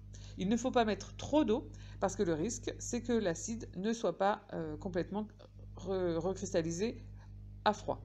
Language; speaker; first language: French; native; French